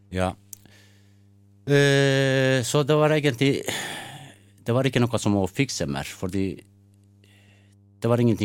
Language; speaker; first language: Norwegian; non-native, fluent; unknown